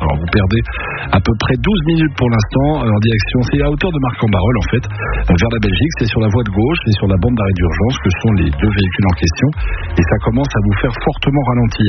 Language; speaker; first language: French; native; French